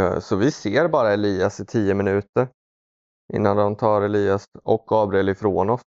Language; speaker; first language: Swedish; early bilingual, other home language; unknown